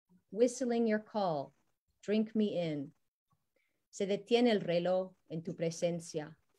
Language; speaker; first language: Spanish; non-native, fluent; English